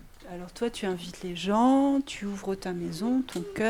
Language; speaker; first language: French; native; French